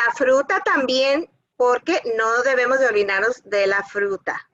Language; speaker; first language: Spanish; early bilingual, other home language; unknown